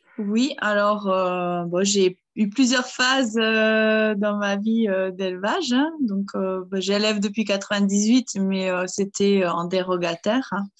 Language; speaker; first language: French; early bilingual, other home language; German